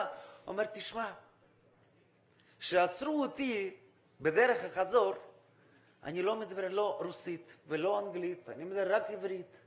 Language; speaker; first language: Hebrew; non-native, fluent; Russian